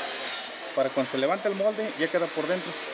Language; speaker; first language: Spanish; native; Spanish